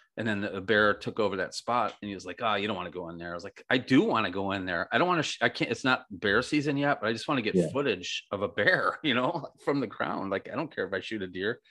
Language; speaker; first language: English; native; English